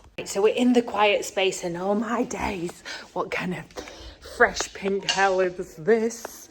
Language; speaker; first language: English; native; English